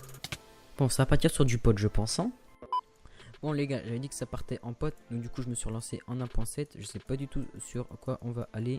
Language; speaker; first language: French; native; French